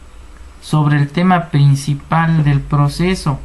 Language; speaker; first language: Spanish; native; Spanish